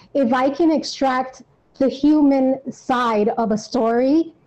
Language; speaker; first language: English; native; English